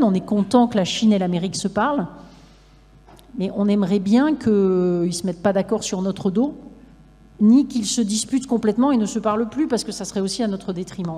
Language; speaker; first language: French; native; French